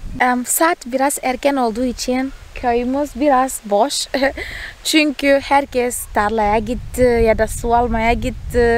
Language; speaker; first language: Turkish; non-native, fluent; Portuguese